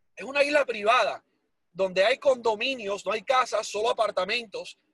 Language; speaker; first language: Spanish; early bilingual, heritage; Spanish